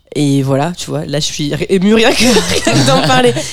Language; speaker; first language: French; native; French